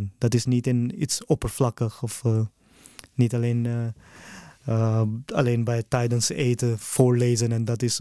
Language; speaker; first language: Dutch; early bilingual, other home language; Urdu